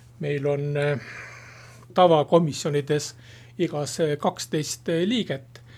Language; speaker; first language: Estonian; native; Estonian